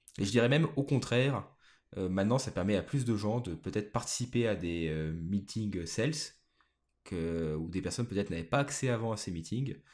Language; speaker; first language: French; native; French